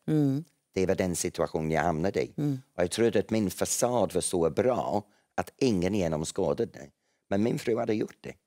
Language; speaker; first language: Swedish; non-native, fluent; English